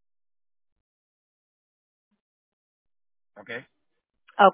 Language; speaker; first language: Spanish; non-native, learner; Haitian Creole